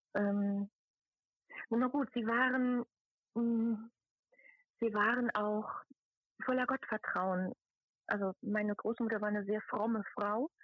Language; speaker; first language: German; native; German